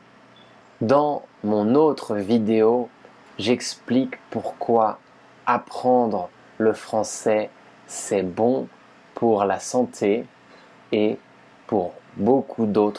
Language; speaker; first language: French; native; French